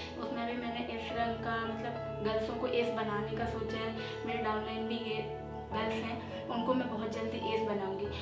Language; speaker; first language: Hindi; native; Hindi